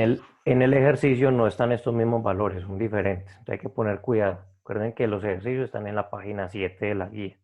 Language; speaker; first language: Spanish; native; Spanish